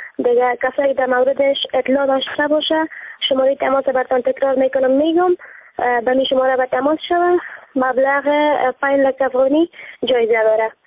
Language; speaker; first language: Persian; native; Persian